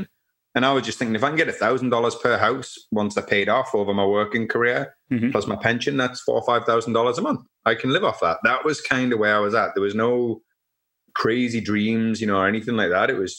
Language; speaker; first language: English; native; English